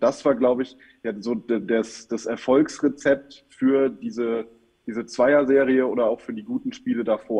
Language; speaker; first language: German; native; German